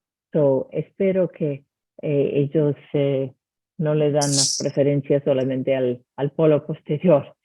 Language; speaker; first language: Spanish; early bilingual, heritage; Spanish